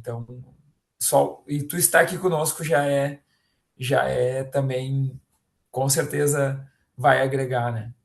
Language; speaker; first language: Portuguese; native; Portuguese